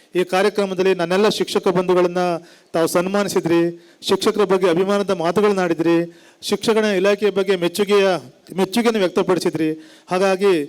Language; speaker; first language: Kannada; native; Kannada